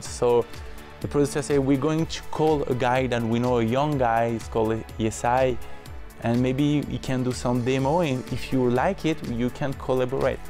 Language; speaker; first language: English; non-native, fluent; French